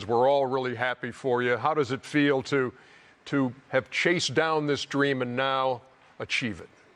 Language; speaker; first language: English; native; English